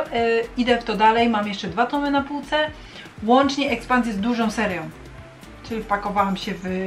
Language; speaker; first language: Polish; native; Polish